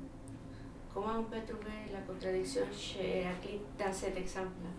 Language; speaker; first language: French; non-native, learner; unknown